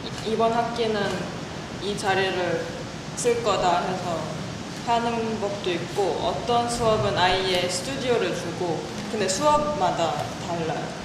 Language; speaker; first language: Korean; early bilingual, heritage; Korean